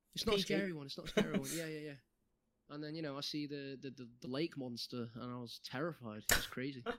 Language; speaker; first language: English; native; English